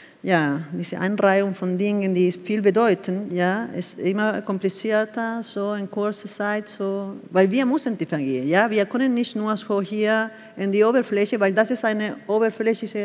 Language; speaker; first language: German; non-native, fluent; Spanish